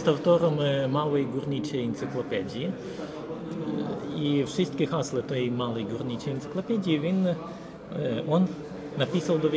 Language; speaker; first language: Polish; non-native, learner; Ukrainian